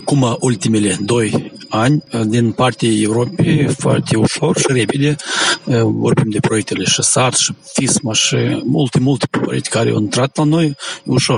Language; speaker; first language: Romanian; non-native, local second language; Gagauz